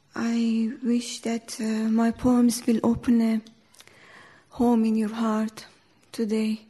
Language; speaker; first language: English; non-native, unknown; Persian